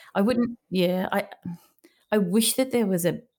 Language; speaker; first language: English; native; English